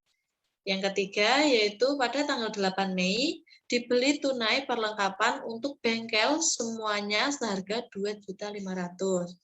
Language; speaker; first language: Indonesian; native; Indonesian